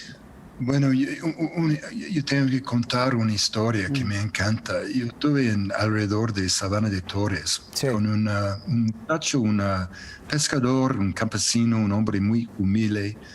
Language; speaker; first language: Spanish; non-native, fluent; English